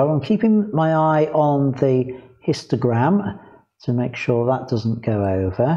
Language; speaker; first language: English; native; English